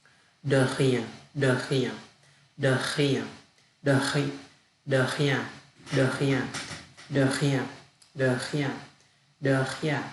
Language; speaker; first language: French; non-native, learner; Vietnamese